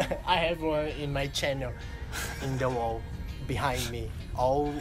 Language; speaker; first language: English; non-native, fluent; Portuguese